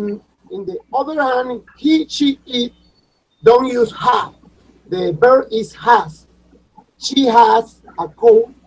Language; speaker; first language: English; non-native, learner; Spanish